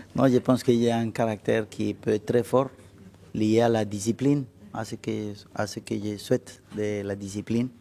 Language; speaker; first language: French; non-native, fluent; Spanish